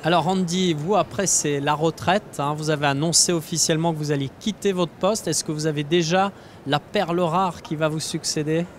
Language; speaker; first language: French; native; French